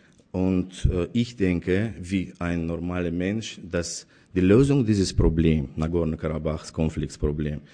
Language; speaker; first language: German; non-native, fluent; Azerbaijani